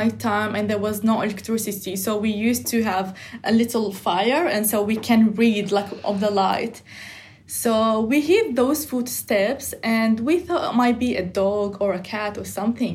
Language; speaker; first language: English; non-native, fluent; Arabic